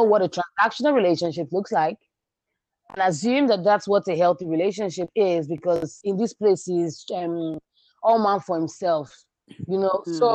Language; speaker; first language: English; non-native, local second language; Igbo